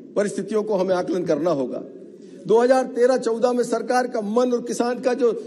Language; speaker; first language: Hindi; native; Hindi